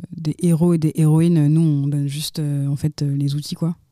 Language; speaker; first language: French; native; French